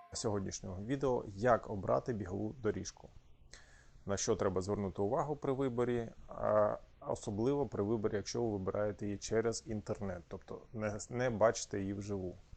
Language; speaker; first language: Ukrainian; non-native, local second language; Russian